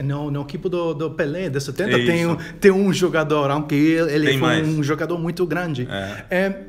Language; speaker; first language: Portuguese; non-native, fluent; Spanish